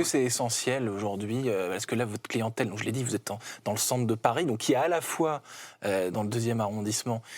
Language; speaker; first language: French; native; French